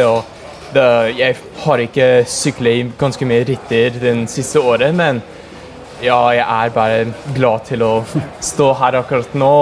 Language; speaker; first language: Norwegian; early bilingual, heritage; English